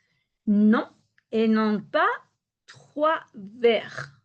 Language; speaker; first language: French; non-native, learner; Spanish